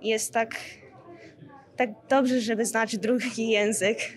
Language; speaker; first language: Polish; early bilingual, heritage; Polish